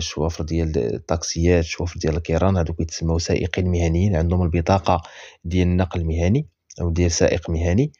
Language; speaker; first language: Arabic; native; Arabic